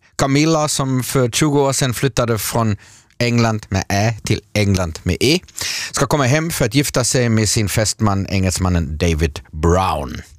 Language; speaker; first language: Swedish; native; Swedish